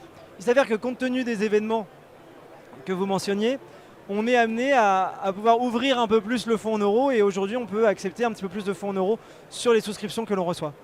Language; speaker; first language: French; native; French